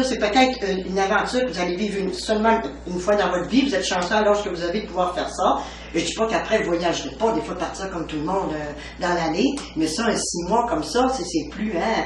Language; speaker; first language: French; native; French